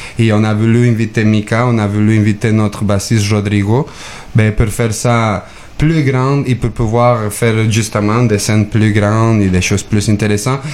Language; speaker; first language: French; non-native, fluent; Spanish